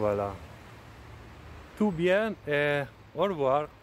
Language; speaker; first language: French; non-native, fluent; Slovenian